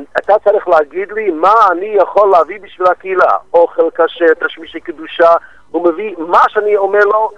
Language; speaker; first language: Hebrew; non-native, fluent; English